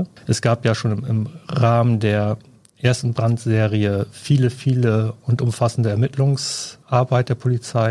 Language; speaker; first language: German; native; German